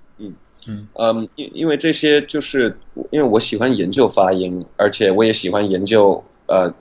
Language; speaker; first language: Chinese; non-native, fluent; English